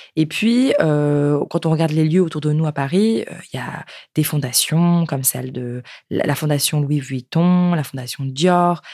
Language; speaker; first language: French; native; French